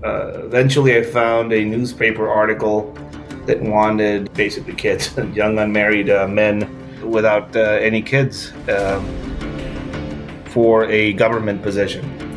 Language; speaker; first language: English; non-native, fluent; Spanish